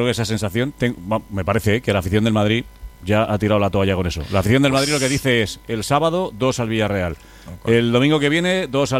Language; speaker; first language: Spanish; native; Spanish